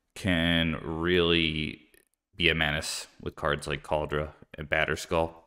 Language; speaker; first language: English; native; English